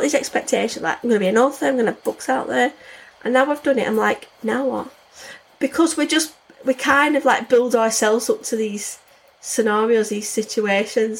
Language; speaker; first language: English; native; English